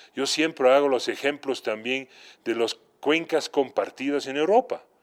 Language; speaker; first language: Spanish; non-native, fluent; Dutch